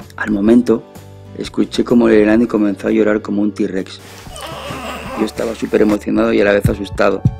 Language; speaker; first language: Spanish; native; Spanish